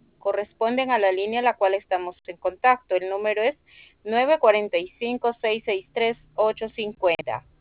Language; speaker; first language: Spanish; native; Spanish